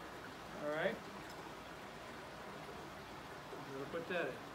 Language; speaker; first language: English; native; English